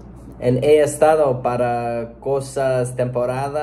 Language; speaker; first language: Spanish; non-native, learner; English